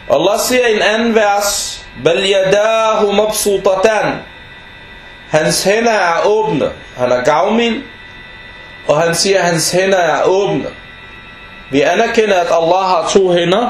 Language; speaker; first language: Danish; non-native, fluent; Arabic